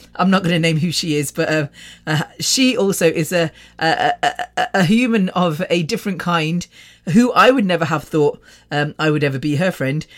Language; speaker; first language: English; native; English